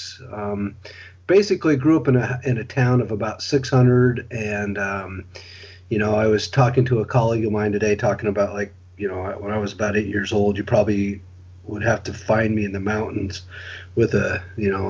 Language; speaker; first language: English; native; English